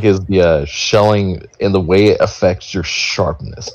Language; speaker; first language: English; native; English